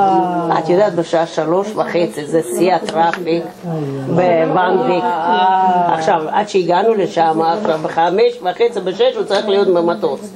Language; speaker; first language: Hebrew; non-native, fluent; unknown